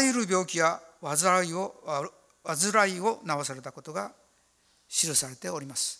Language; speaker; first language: Japanese; native; Japanese